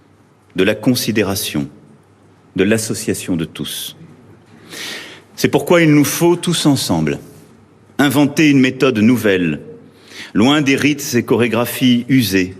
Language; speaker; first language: French; native; French